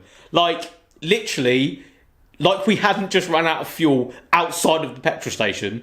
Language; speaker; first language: English; native; English